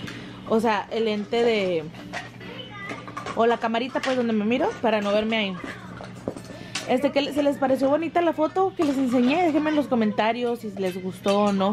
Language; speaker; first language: Spanish; native; Spanish